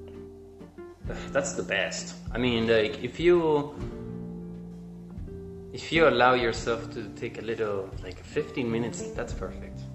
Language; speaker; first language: English; non-native, fluent; Spanish